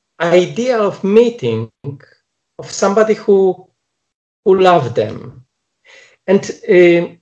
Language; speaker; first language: English; non-native, fluent; Polish